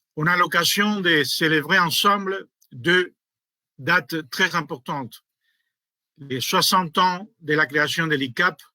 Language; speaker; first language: French; non-native, fluent; Spanish